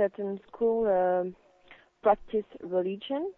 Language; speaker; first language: English; non-native, learner; French